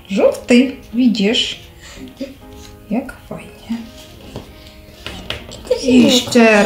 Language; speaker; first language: Polish; non-native, learner; Ukrainian